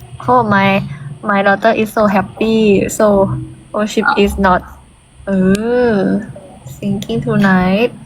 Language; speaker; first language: English; non-native, learner; Thai